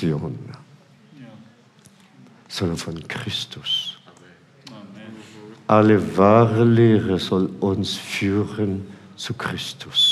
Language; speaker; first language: German; non-native, fluent; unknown